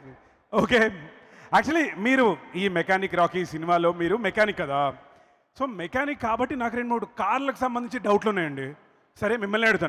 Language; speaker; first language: Telugu; native; Telugu